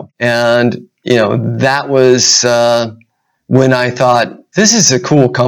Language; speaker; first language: English; native; English